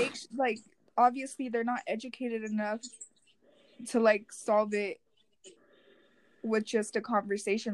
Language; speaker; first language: English; non-native, fluent; Korean